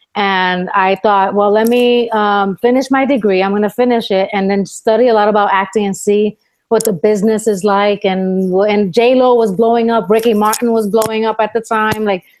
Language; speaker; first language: English; early bilingual, other home language; Spanish